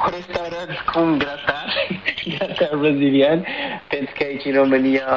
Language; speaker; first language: Romanian; non-native, learner; Portuguese